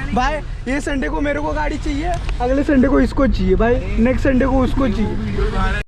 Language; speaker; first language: Hindi; non-native, local second language; Marathi